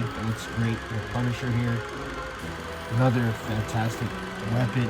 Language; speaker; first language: English; native; English